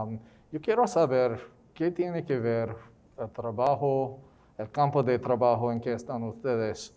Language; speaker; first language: Spanish; non-native, fluent; English